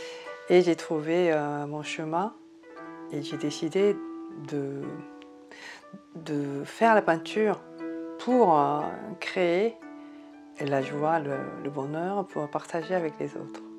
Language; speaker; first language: French; non-native, fluent; Japanese